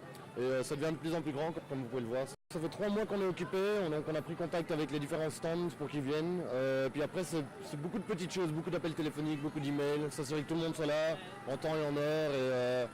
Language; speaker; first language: French; native; French